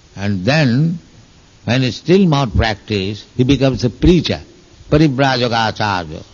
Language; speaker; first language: English; non-native, local second language; Bangla